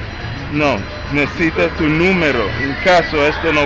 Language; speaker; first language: Spanish; non-native, learner; English